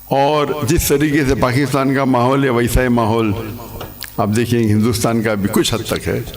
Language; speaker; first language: Urdu; non-native, local second language; English